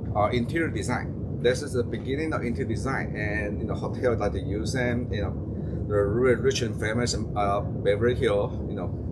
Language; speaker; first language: English; non-native, fluent; Chinese